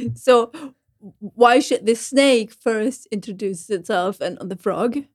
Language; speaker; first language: English; non-native, fluent; German